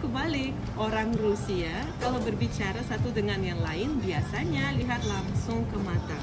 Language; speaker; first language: Indonesian; non-native, fluent; Russian